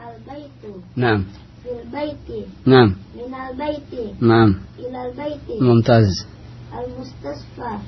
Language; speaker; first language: Arabic; non-native, learner; Indonesian